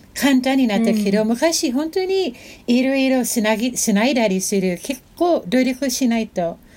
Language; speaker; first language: Japanese; non-native, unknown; English